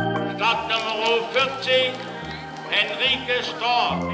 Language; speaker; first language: German; native; German